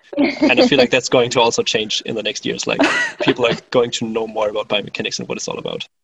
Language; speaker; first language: English; non-native, fluent; German